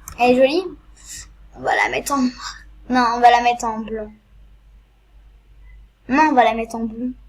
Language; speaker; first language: French; native; French